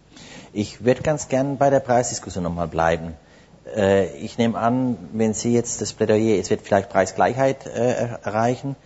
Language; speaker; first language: German; native; German